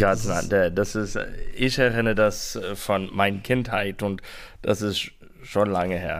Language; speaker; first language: German; non-native, learner; English